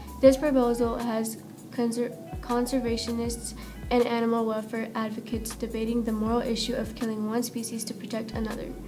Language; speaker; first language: English; native; English